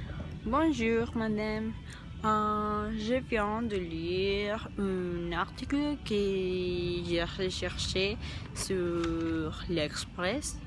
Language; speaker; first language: French; non-native, learner; Spanish